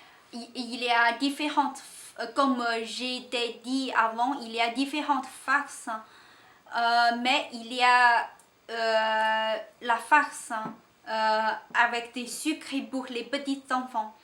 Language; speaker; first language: French; non-native, learner; Chinese